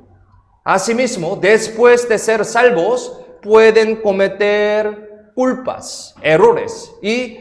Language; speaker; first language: Spanish; non-native, fluent; Korean